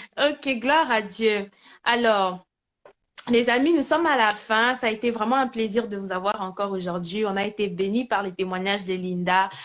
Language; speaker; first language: French; native; French